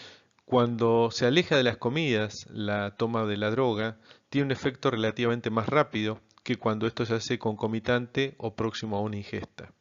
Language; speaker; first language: Spanish; native; Spanish